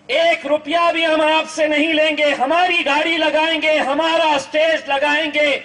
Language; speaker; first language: Urdu; native; Urdu